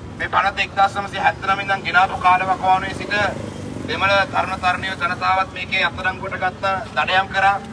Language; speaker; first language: Sinhala; native; Sinhala